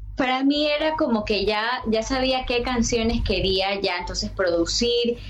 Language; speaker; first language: Spanish; early bilingual, heritage; Spanish